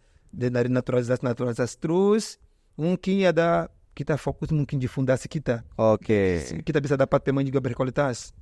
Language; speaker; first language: Indonesian; non-native, fluent; Portuguese